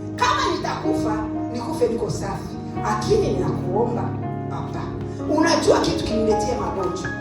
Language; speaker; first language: Swahili; native; Swahili